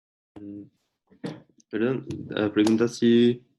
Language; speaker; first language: Spanish; non-native, fluent; French